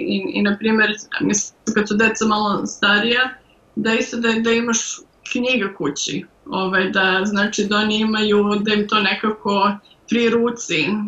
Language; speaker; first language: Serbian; early bilingual, heritage; Serbian